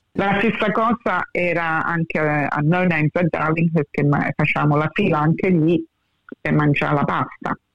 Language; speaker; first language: Italian; early bilingual, heritage; English